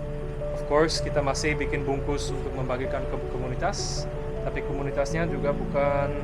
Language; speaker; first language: Indonesian; early bilingual, other home language; Dutch